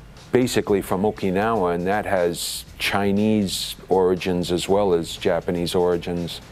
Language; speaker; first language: English; native; English